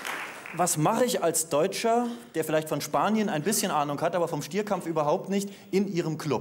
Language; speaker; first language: German; native; German